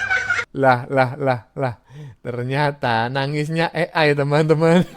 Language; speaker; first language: Indonesian; native; Indonesian